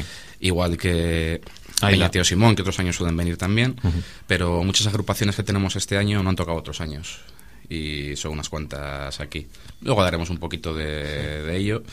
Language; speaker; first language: Spanish; native; Spanish